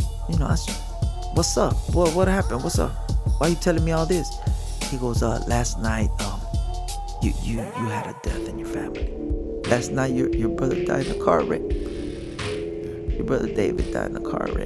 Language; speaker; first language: English; early bilingual, other home language; Spanish